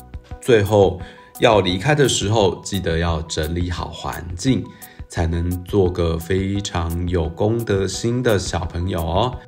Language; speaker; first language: Chinese; native; Chinese